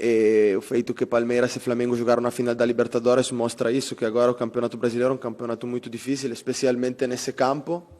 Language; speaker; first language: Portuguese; non-native, fluent; Italian